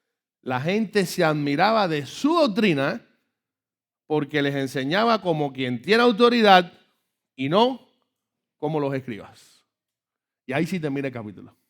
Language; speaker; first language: Spanish; native; Spanish